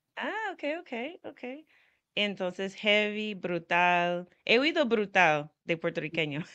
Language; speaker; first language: Spanish; non-native, fluent; English